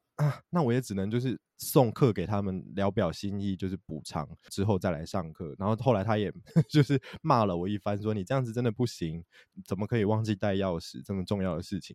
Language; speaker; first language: Chinese; native; Chinese